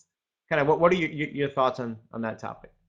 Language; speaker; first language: English; native; English